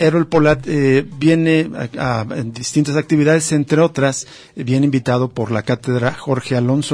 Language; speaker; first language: Spanish; native; Spanish